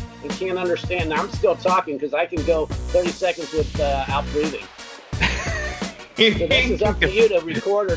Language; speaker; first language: English; native; English